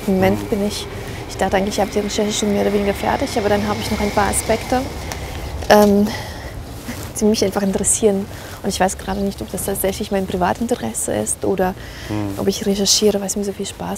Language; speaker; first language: German; early bilingual, other home language; Russian